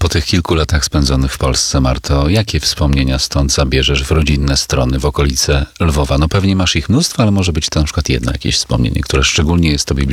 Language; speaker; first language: Polish; native; Polish